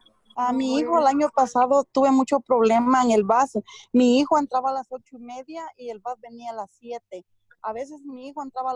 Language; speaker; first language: Spanish; native; Spanish